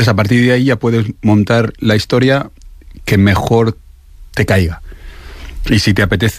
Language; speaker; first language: Spanish; native; Spanish